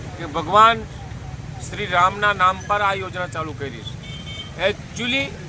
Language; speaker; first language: Gujarati; non-native, local second language; Rathawi